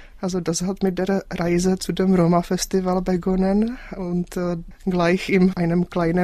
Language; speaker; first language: German; non-native, fluent; Czech